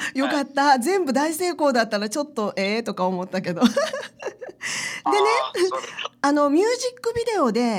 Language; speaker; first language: Japanese; native; Japanese